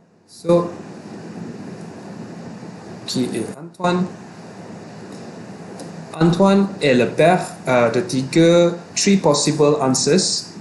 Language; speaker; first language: French; non-native, fluent; Malay